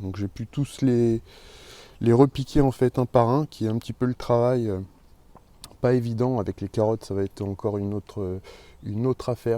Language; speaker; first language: French; native; French